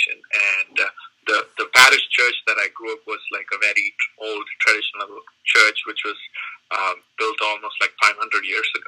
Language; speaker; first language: English; non-native, local second language; Malayalam